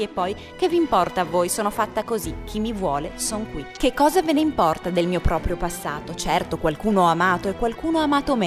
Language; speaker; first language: Italian; native; Italian